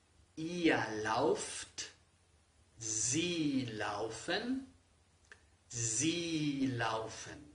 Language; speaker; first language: German; non-native, fluent; Spanish